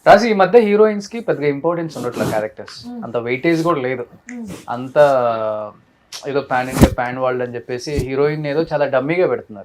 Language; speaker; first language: Telugu; native; Telugu